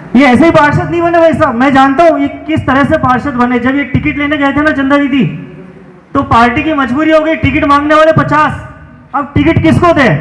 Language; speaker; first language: Hindi; native; Hindi